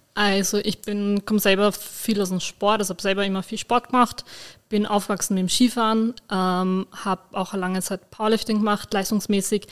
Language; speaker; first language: German; native; German